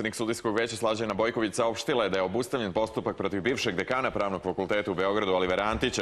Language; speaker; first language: Serbian; native; Serbian